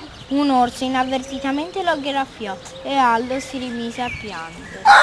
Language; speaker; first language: Italian; native; Italian